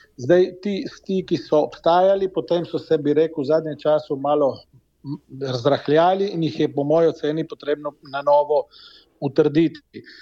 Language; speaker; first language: Slovenian; native; Slovenian